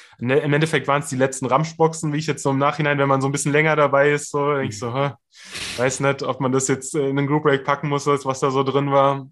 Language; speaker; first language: German; native; German